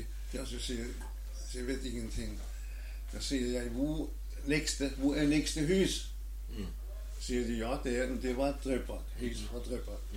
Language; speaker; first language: Swedish; non-native, learner; German